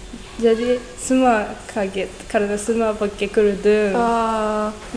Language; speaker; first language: Indonesian; non-native, learner; Japanese